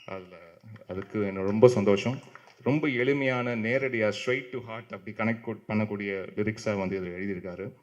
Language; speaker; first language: Tamil; native; Tamil